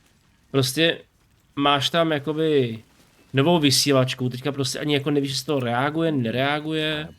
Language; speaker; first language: Czech; native; Czech